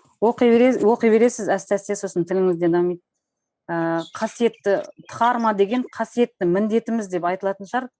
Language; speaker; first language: Kazakh; native; Kazakh